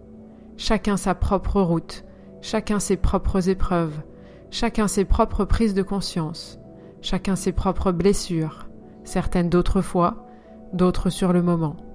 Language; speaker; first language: French; native; French